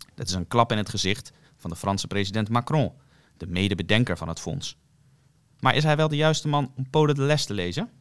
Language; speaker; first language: Dutch; native; Dutch